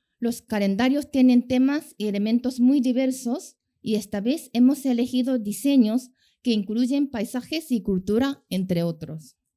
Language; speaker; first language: Spanish; non-native, fluent; Japanese